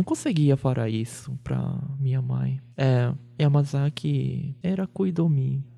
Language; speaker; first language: Portuguese; early bilingual, heritage; Japanese